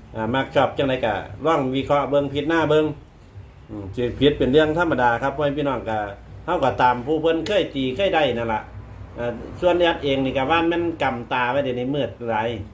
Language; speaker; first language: Thai; native; Thai